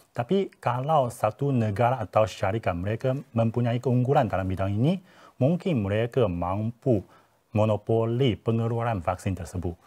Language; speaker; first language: Malay; non-native, fluent; Chinese